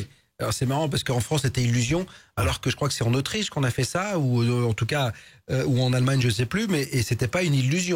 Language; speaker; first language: French; native; French